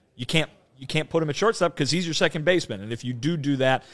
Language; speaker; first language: English; native; English